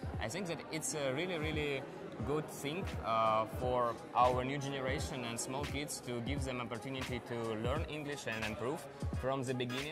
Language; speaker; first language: English; non-native, fluent; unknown